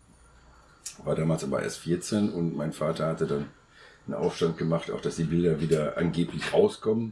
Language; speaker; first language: German; native; German